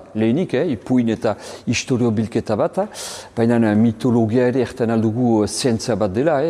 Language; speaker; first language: Basque; native; Basque